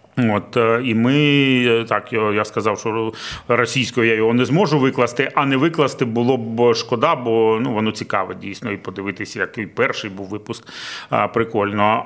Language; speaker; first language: Ukrainian; non-native, local second language; Russian